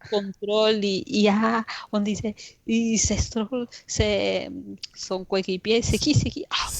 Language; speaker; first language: French; non-native, fluent; Spanish